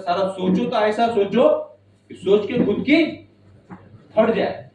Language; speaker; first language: Hindi; non-native, local second language; Marathi